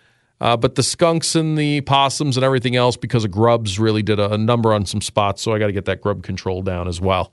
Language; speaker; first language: English; native; English